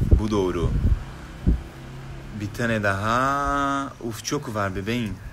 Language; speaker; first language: Turkish; non-native, learner; Portuguese